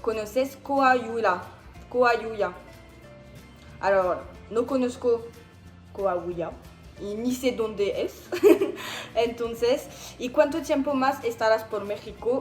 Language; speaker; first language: Spanish; non-native, learner; French